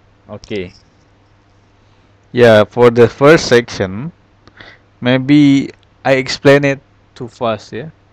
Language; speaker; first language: English; non-native, fluent; Indonesian